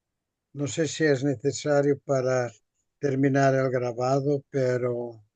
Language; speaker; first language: Spanish; non-native, fluent; Portuguese